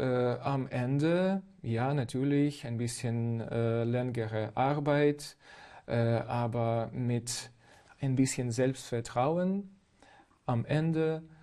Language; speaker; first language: German; non-native, fluent; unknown